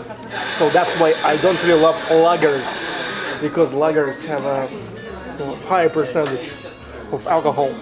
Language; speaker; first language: English; non-native, fluent; Russian